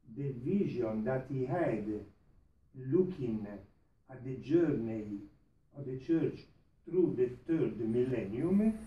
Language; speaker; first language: English; non-native, fluent; Italian